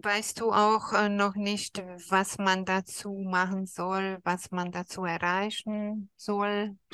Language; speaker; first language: German; non-native, fluent; Hungarian